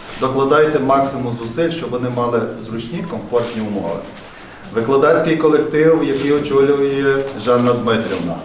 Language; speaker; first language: Ukrainian; native; Ukrainian